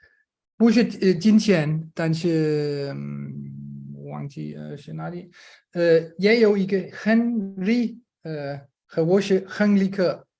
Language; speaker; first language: Chinese; non-native, learner; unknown